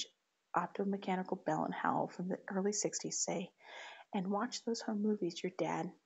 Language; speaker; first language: English; native; English